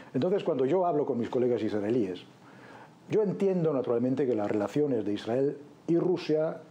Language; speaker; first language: Spanish; non-native, fluent; Polish